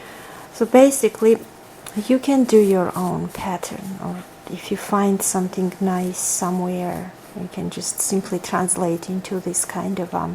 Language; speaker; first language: English; non-native, fluent; Georgian